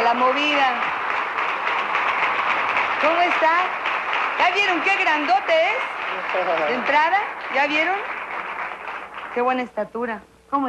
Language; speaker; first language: Spanish; native; Spanish